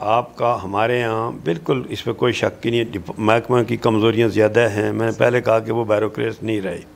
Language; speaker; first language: Urdu; non-native, local second language; Pahari-Potwari